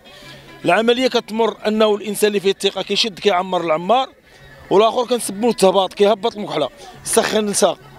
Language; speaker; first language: Arabic; native; Arabic